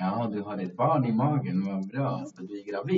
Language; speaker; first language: Swedish; non-native, fluent; Spanish